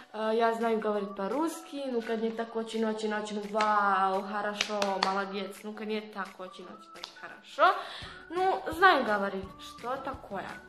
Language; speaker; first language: Russian; non-native, learner; Serbian